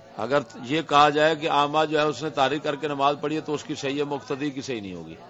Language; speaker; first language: Urdu; non-native, local second language; Punjabi